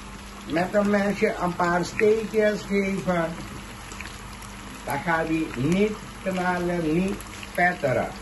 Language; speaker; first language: Dutch; non-native, local second language; Caribbean Hindustani